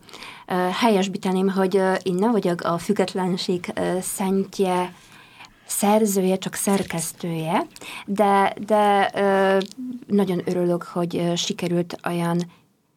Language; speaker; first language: Hungarian; non-native, fluent; Polish